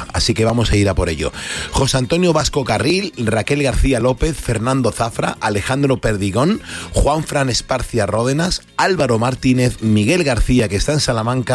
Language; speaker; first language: Spanish; native; Spanish